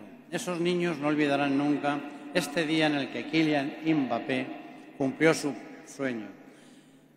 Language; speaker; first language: Spanish; native; Spanish